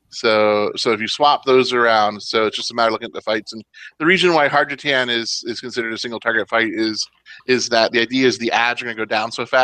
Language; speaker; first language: English; native; English